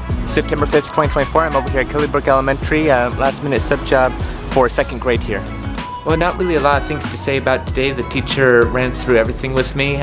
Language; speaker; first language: English; native; English